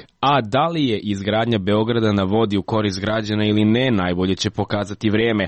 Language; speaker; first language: Serbian; native; Serbian